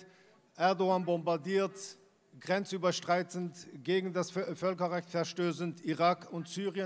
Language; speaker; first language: German; non-native, fluent; Kurdish